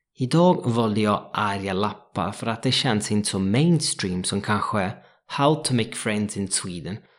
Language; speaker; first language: Swedish; non-native, fluent; Italian